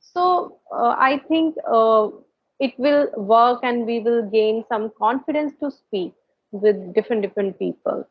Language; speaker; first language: English; non-native, learner; Hindi